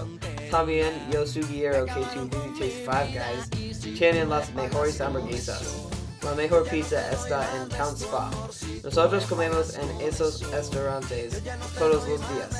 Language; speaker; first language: Spanish; non-native, learner; English